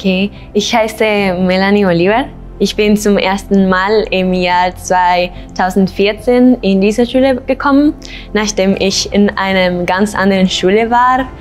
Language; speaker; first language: German; non-native, fluent; Spanish